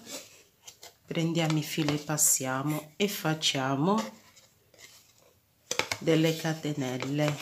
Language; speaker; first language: Italian; non-native, fluent; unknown